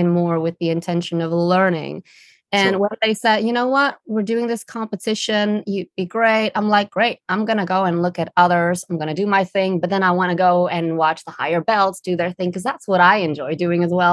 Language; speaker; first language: English; non-native, fluent; Dutch